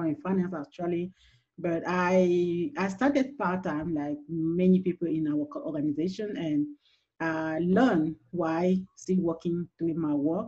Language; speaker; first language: English; non-native, local second language; French